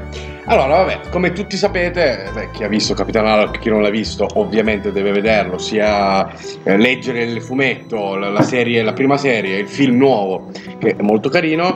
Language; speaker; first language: Italian; native; Italian